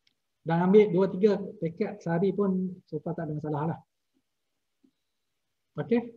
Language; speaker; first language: Malay; native; Malay